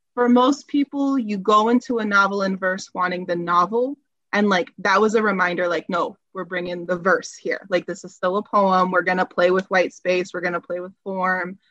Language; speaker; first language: English; early bilingual, other home language; Spanish